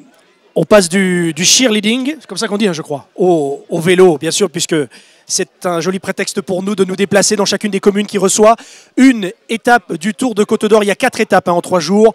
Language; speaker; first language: French; native; French